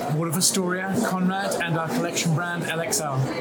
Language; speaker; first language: English; native; English